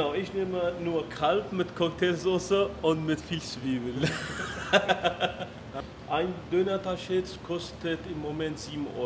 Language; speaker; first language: German; non-native, learner; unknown